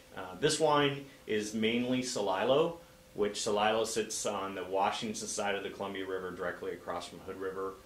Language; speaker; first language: English; native; English